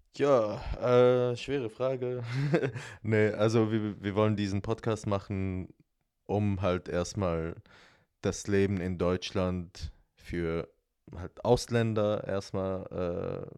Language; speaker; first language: German; non-native, fluent; Arabic